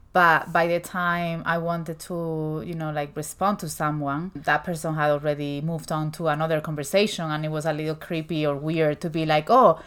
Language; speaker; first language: English; non-native, fluent; Spanish